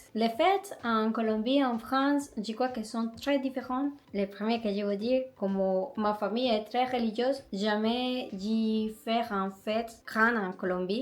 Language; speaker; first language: French; non-native, learner; Spanish